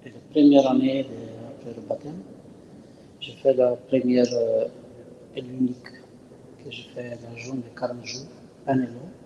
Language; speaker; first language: French; non-native, learner; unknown